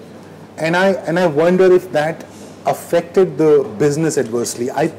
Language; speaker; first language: English; non-native, local second language; Hindi